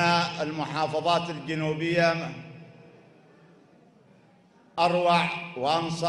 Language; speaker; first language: Arabic; native; Arabic